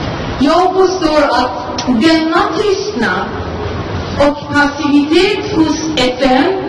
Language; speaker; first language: Swedish; non-native, fluent; Persian